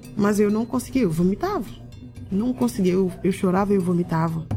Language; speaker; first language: Portuguese; non-native, learner; Wolof